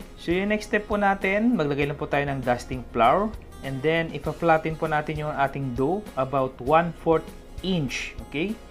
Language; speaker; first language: Filipino; non-native, local second language; Cebuano